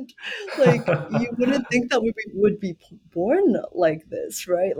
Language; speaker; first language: English; native; English